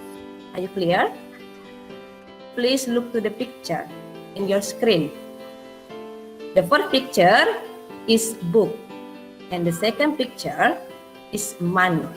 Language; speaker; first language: English; non-native, fluent; Indonesian